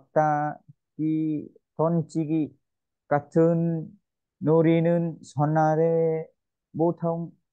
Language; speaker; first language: Korean; non-native, learner; Vietnamese